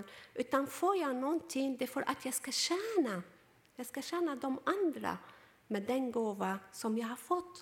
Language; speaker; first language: Swedish; non-native, fluent; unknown